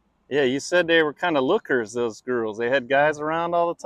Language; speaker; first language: English; native; English